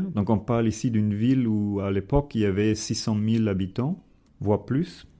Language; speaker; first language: French; non-native, fluent; German